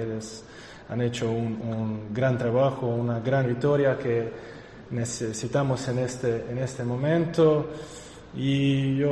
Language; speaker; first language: Spanish; non-native, fluent; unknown